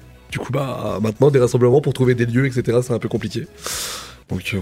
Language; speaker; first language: French; native; French